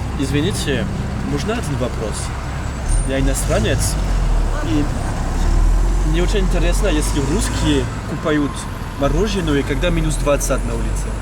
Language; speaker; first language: Russian; non-native, learner; French